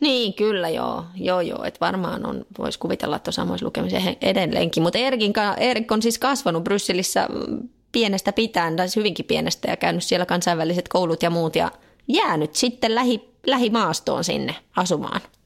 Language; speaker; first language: Finnish; native; Finnish